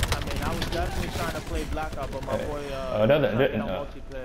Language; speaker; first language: English; native; English